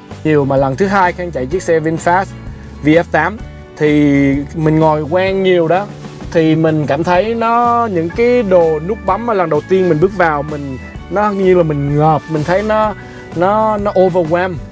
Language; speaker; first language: Vietnamese; early bilingual, heritage; Vietnamese